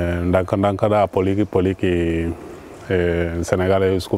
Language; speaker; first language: Basque; non-native, learner; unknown